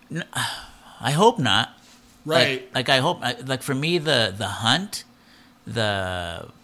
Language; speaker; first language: English; early bilingual, other home language; Spanish